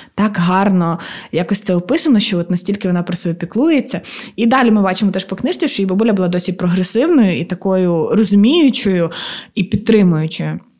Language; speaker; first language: Ukrainian; native; Ukrainian